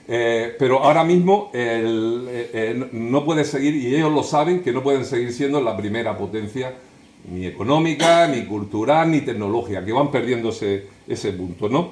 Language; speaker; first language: Spanish; native; Spanish